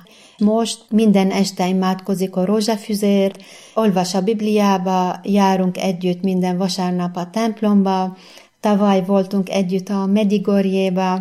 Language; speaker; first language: Hungarian; non-native, fluent; Arabic